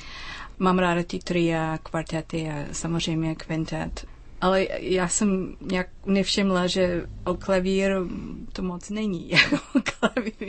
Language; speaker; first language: Czech; non-native, learner; English